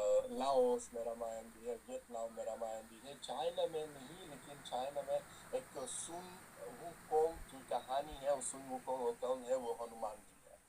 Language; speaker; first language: Hindi; non-native, fluent; Russian